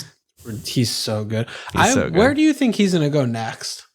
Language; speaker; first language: English; native; English